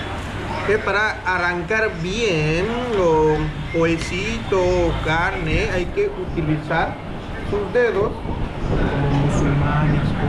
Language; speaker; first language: Spanish; non-native, fluent; Hindi